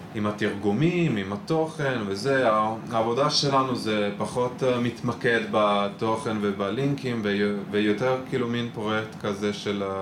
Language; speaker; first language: Hebrew; non-native, fluent; Italian